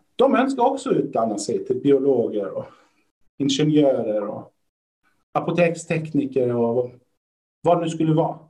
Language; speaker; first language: Swedish; early bilingual, other home language; Persian